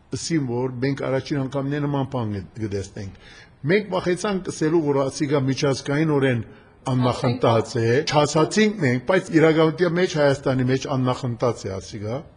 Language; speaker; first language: Armenian; early bilingual, heritage; Armenian